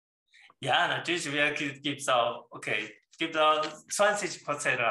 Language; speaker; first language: German; non-native, learner; Chinese